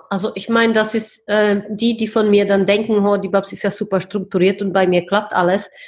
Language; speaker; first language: German; non-native, fluent; Czech